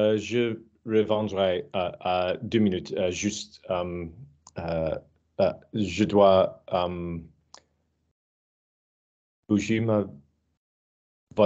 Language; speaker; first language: French; non-native, learner; English